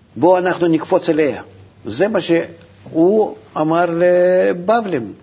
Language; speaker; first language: Hebrew; non-native, fluent; Russian